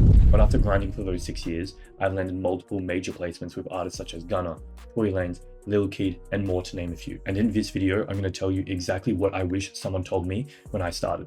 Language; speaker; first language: English; native; English